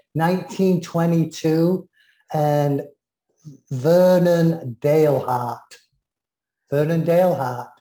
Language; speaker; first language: English; native; English